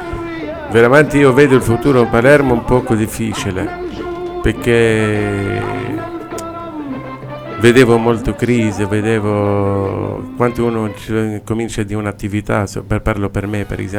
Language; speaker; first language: Italian; non-native, learner; Arabic